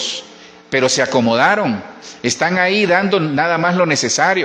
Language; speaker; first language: Spanish; native; Spanish